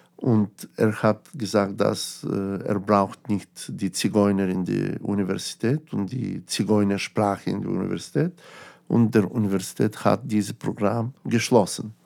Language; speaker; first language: German; non-native, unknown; Bulgarian